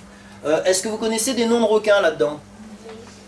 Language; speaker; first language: French; native; French